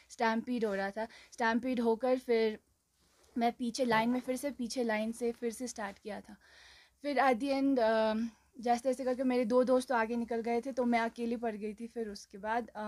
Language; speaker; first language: Hindi; non-native, local second language; Nepali